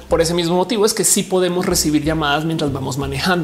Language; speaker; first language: Spanish; native; Spanish